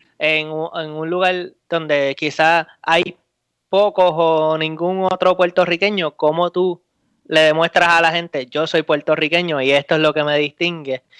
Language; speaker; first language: Spanish; native; Spanish